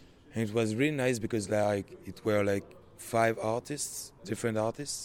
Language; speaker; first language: English; non-native, learner; French